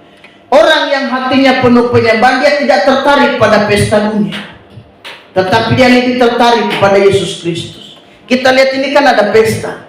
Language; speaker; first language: Indonesian; native; Indonesian